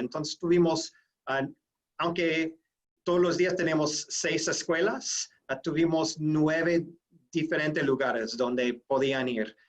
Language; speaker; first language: Spanish; non-native, fluent; English